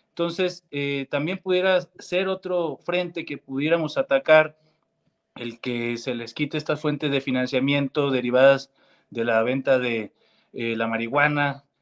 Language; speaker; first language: Spanish; native; Spanish